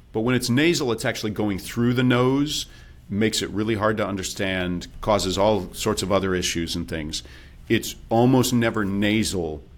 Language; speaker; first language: English; native; English